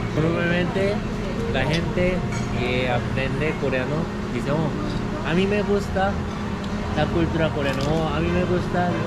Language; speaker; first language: Spanish; non-native, learner; Korean